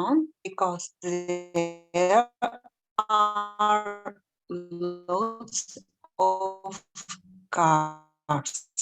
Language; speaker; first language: English; non-native, learner; Russian